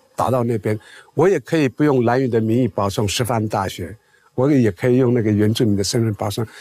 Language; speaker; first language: Chinese; non-native, local second language; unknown